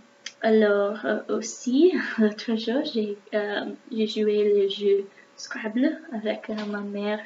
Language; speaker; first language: French; non-native, learner; English